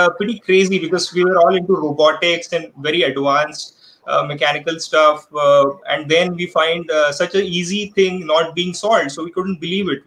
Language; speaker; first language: English; non-native, local second language; Marathi